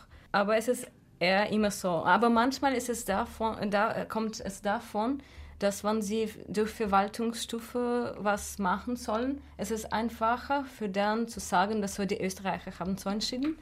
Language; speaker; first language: German; non-native, fluent; Russian